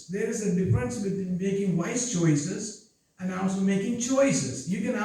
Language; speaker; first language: English; non-native, local second language; Malayalam